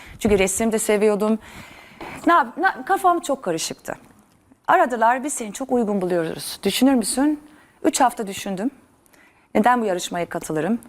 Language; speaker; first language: Turkish; early bilingual, heritage; Turkish